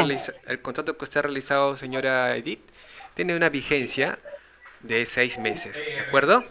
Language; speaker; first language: Spanish; native; Spanish